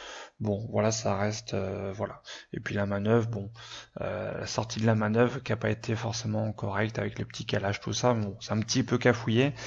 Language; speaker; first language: French; native; French